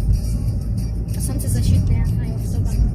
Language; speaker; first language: Russian; non-native, local second language; Tajik